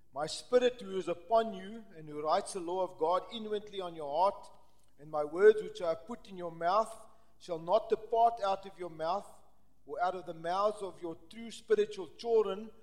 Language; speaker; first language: English; early bilingual, other home language; Afrikaans